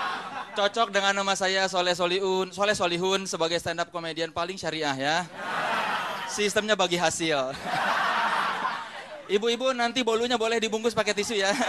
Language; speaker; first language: Indonesian; native; Indonesian